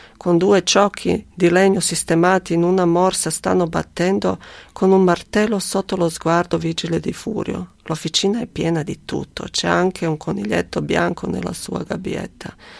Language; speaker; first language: Italian; non-native, fluent; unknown